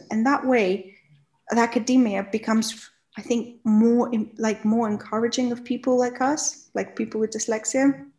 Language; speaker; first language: English; non-native, fluent; Russian